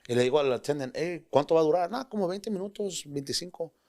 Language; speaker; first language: Spanish; early bilingual, other home language; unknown